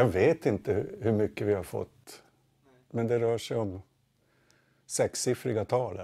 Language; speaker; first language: Swedish; native; Swedish